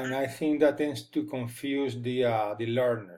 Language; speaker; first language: English; non-native, fluent; Spanish